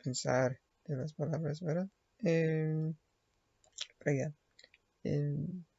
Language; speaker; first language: Spanish; non-native, learner; English